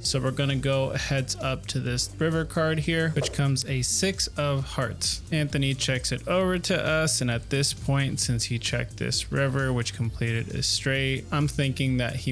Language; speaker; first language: English; native; English